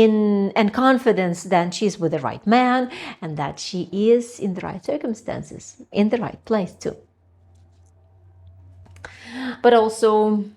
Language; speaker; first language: English; non-native, fluent; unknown